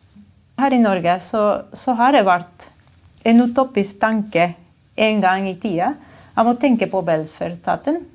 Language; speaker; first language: Norwegian; non-native, fluent; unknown